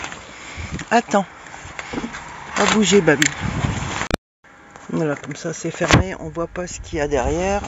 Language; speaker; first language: French; native; French